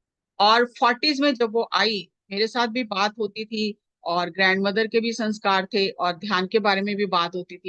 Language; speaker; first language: Hindi; native; Hindi